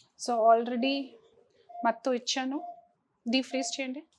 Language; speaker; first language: Telugu; non-native, fluent; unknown